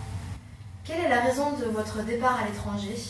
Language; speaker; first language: French; native; French